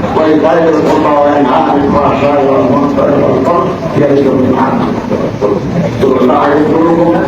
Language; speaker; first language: Arabic; non-native, fluent; Bangla